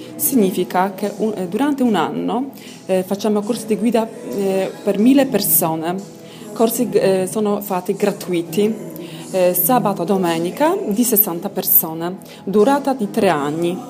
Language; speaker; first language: Italian; non-native, learner; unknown